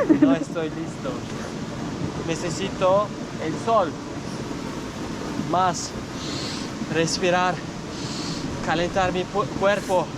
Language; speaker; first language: Spanish; non-native, learner; Turkish